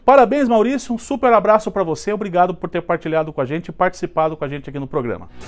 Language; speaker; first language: Portuguese; native; Portuguese